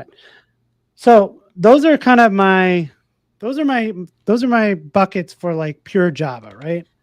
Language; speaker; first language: English; native; English